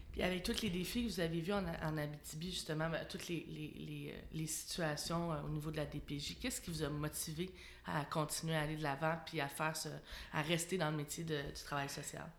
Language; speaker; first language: French; native; French